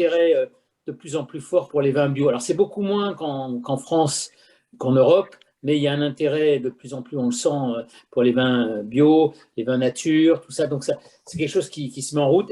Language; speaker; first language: French; native; French